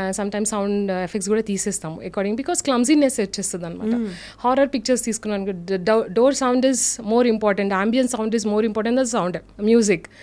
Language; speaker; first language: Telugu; non-native, local second language; Urdu